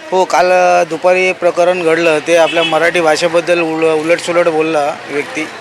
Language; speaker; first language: Marathi; non-native, local second language; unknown